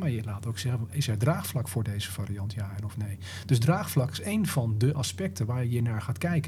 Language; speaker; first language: Dutch; native; Dutch